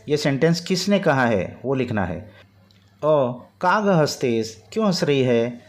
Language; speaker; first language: Hindi; non-native, local second language; Marathi